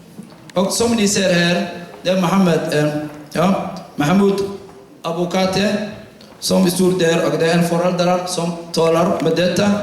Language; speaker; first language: Swedish; non-native, fluent; Somali